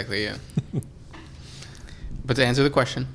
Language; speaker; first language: English; native; English